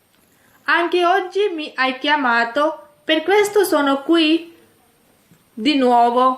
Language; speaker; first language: Italian; non-native, fluent; Urdu